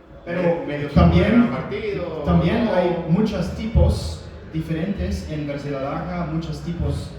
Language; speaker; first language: Spanish; non-native, learner; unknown